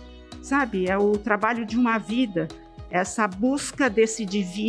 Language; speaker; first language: Portuguese; native; Portuguese